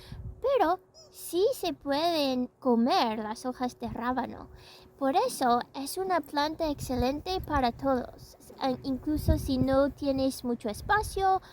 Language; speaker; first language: Spanish; non-native, fluent; English